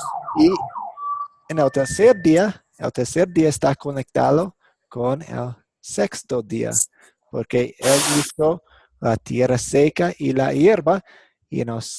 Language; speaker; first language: Spanish; non-native, fluent; English